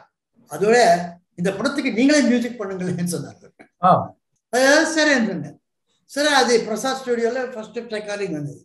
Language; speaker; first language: Tamil; non-native, local second language; Telugu